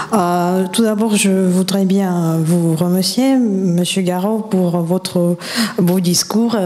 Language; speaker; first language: French; non-native, fluent; Russian